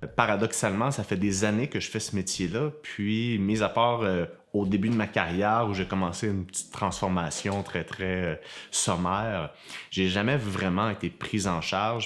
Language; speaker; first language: French; native; French